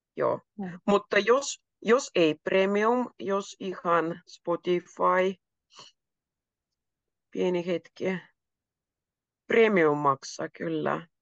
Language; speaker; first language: Finnish; native; Finnish